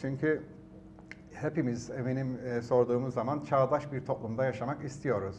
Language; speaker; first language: Turkish; early bilingual, heritage; Turkish